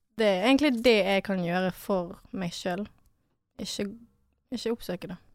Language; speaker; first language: Norwegian; early bilingual, other home language; French